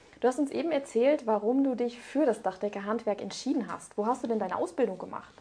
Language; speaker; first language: German; native; German